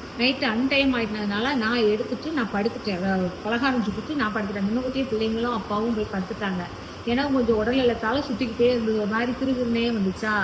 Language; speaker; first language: Tamil; native; Tamil